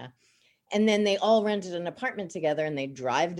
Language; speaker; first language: English; native; English